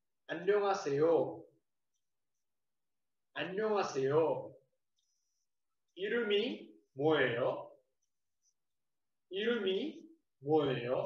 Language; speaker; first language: Korean; non-native, fluent; Nepali